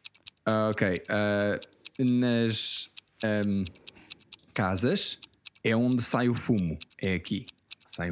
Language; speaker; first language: Portuguese; early bilingual, heritage; Portuguese